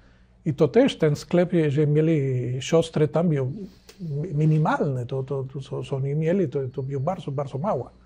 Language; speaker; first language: Polish; non-native, learner; Spanish